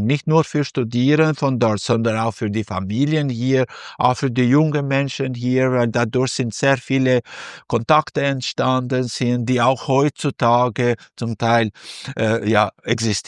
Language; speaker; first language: German; non-native, fluent; Albanian